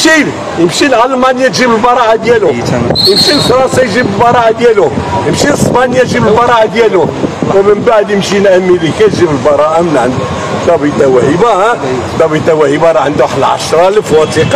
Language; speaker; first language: Arabic; native; Arabic